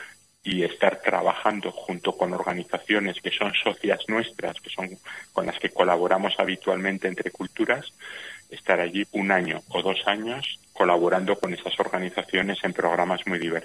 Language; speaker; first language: Spanish; native; Spanish